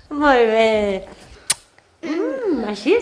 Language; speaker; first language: Catalan; native; Catalan